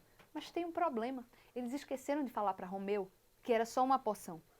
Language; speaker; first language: Portuguese; native; Portuguese